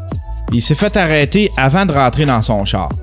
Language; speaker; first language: French; native; French